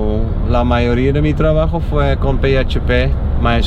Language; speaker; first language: Spanish; non-native, learner; English